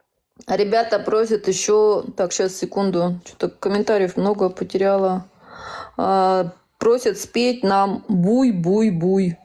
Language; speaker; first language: Russian; native; Russian